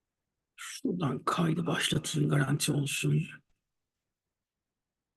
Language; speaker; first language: Turkish; native; Turkish